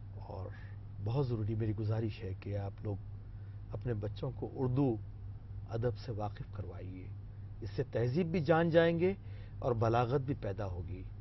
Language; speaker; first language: Urdu; native; Urdu